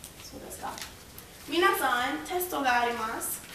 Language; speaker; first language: Japanese; non-native, learner; English